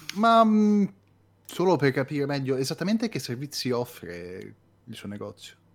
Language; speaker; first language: Italian; native; Italian